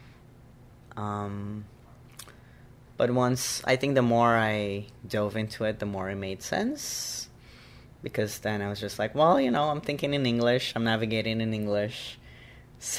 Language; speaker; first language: English; non-native, fluent; Portuguese